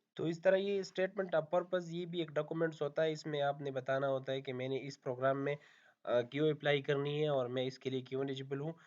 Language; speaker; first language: Hindi; non-native, local second language; Punjabi